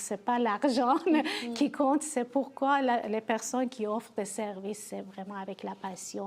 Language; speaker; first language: French; non-native, fluent; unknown